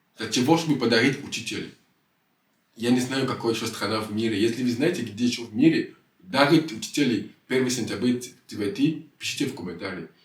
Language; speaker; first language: Russian; non-native, fluent; French